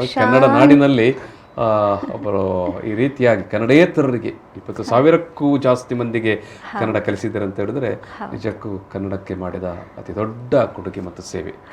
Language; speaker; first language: Kannada; native; Kannada